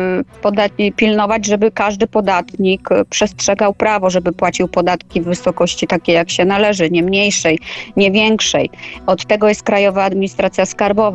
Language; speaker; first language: Polish; native; Polish